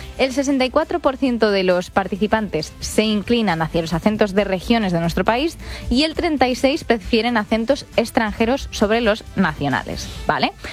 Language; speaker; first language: Spanish; native; Spanish